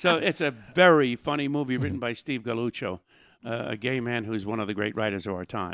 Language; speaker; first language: English; native; English